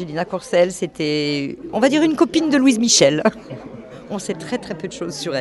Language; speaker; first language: French; native; French